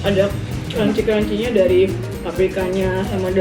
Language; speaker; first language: Indonesian; native; Indonesian